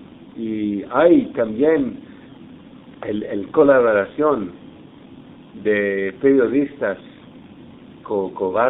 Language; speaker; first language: Spanish; non-native, fluent; English